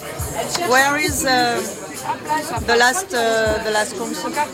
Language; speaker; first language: English; non-native, learner; French